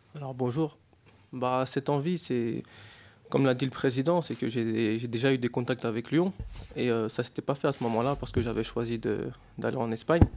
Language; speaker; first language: French; native; French